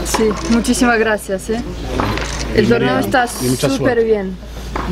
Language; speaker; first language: Spanish; non-native, fluent; Russian